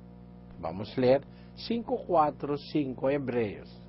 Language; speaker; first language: Portuguese; non-native, learner; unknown